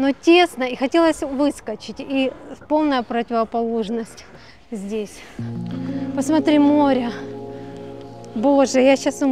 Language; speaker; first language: Russian; native; Russian